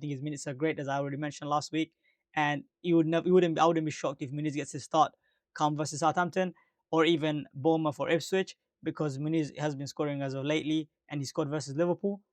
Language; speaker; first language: English; native; English